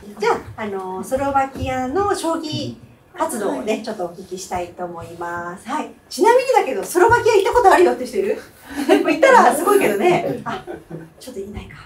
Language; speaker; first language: Japanese; native; Japanese